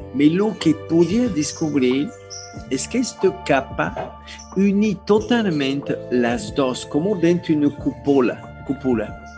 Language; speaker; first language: Spanish; non-native, learner; French